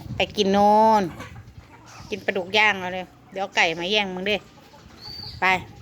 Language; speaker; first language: Thai; native; Thai